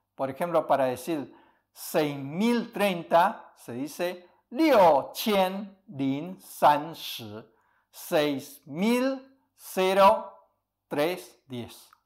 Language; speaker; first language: Spanish; early bilingual, other home language; Chinese